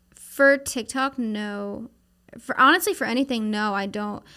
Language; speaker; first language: English; native; English